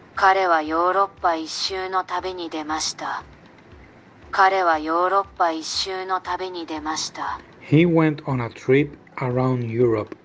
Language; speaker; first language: Japanese; non-native, learner; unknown